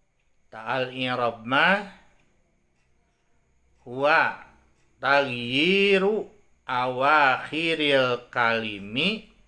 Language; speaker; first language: Arabic; non-native, fluent; Sundanese